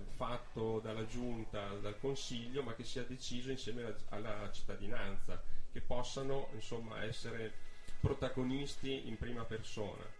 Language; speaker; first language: Italian; native; Italian